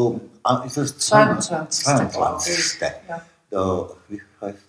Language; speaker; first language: German; non-native, fluent; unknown